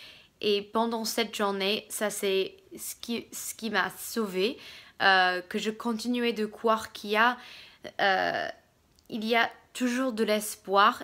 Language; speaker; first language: French; non-native, fluent; English